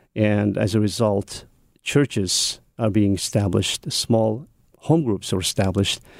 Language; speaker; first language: English; non-native, fluent; Mongolian